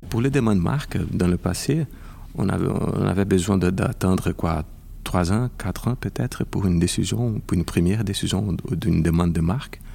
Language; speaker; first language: French; non-native, fluent; Portuguese